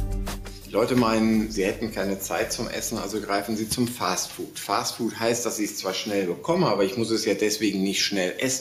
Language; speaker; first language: German; native; German